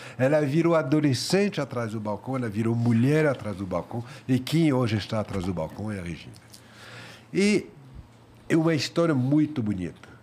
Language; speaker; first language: Portuguese; non-native, fluent; French